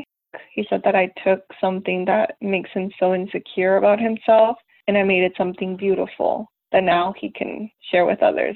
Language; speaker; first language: English; native; English